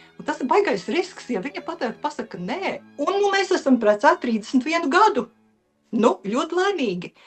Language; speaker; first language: Latvian; native; Latvian